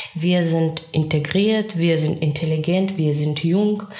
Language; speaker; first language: German; non-native, fluent; Ukrainian